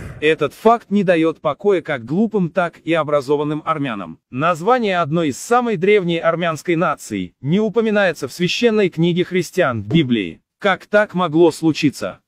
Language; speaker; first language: Russian; non-native, local second language; Azerbaijani